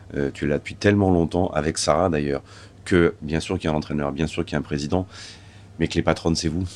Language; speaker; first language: French; native; French